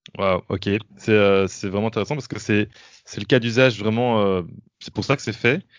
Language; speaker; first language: French; native; French